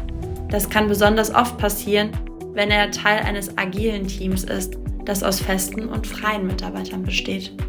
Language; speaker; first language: German; native; German